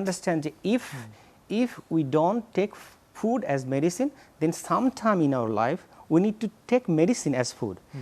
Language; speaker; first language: English; non-native, local second language; Bangla